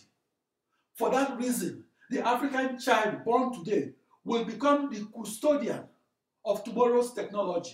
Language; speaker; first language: English; non-native, local second language; Igbo